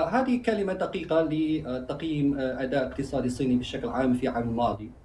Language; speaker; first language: Arabic; non-native, fluent; Chinese